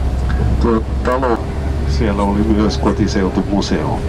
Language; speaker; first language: Finnish; non-native, local second language; Swedish